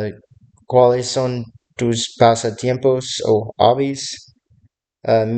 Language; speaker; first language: Spanish; non-native, learner; English